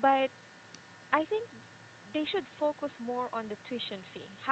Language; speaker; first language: English; non-native, fluent; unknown